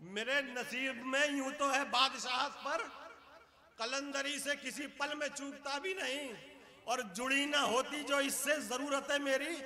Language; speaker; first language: Urdu; native; Urdu